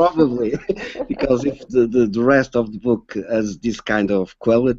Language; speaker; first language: English; non-native, learner; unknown